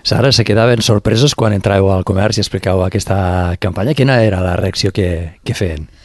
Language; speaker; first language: Catalan; native; Catalan